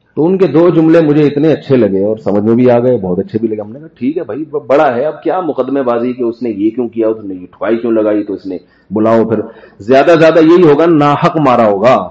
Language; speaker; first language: Urdu; native; Urdu